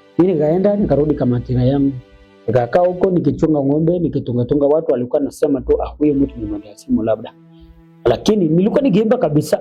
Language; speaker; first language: Swahili; non-native, local second language; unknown